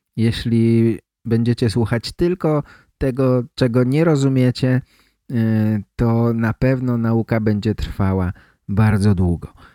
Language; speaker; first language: Polish; native; Polish